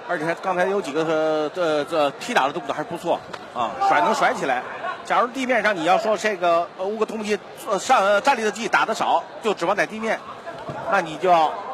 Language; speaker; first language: Chinese; native; Chinese